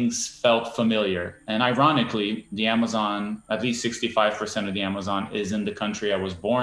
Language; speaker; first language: English; non-native, fluent; Portuguese